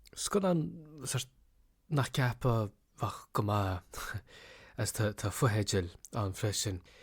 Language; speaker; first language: Irish; native; Irish